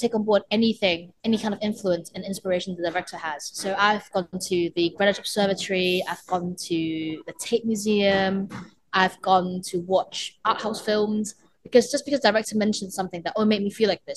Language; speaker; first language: English; non-native, local second language; Cantonese